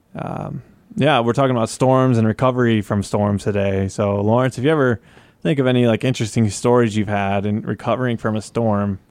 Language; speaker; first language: English; native; English